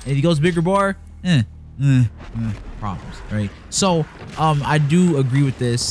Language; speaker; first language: English; native; English